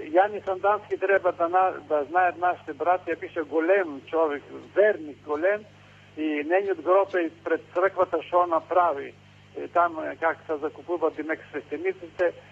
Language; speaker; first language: Macedonian; native; Macedonian